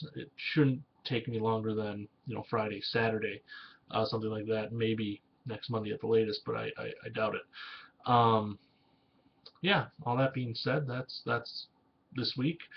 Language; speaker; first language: English; native; English